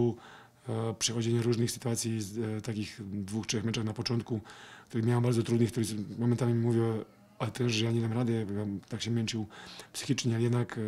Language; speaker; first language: Polish; non-native, fluent; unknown